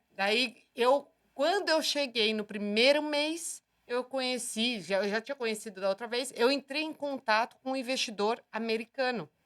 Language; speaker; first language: Portuguese; native; Portuguese